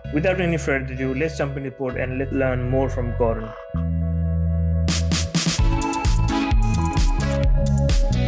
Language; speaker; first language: English; non-native, fluent; Nepali